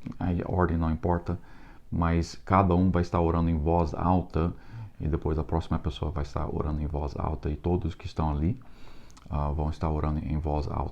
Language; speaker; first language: Portuguese; non-native, fluent; English